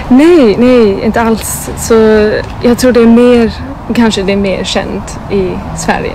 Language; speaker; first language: Swedish; non-native, fluent; English